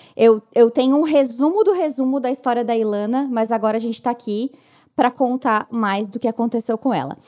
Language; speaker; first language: Portuguese; native; Portuguese